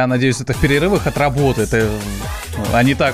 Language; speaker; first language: Russian; native; Russian